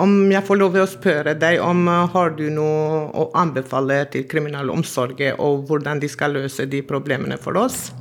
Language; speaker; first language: Norwegian; non-native, fluent; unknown